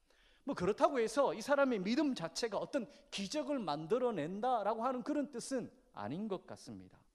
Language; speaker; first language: Korean; native; Korean